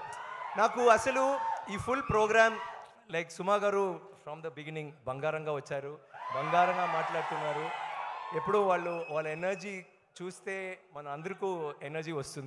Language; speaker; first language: Telugu; non-native, learner; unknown